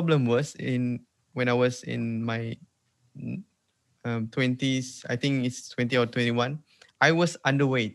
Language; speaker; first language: English; non-native, local second language; Malay